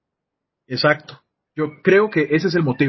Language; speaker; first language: Spanish; native; Spanish